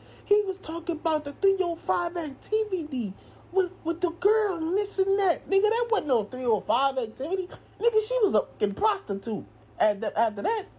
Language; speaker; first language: English; native; English